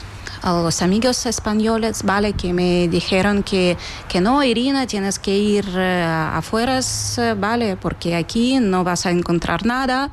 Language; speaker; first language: Spanish; non-native, learner; Ukrainian